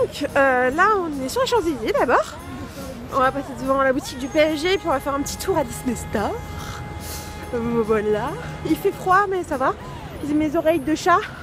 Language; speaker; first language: French; native; French